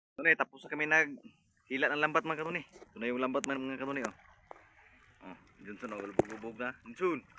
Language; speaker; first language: Filipino; non-native, local second language; Cebuano